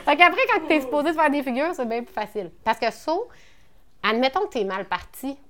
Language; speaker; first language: French; native; French